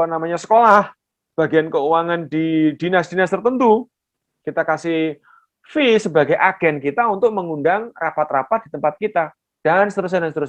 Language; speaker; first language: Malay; non-native, local second language; Javanese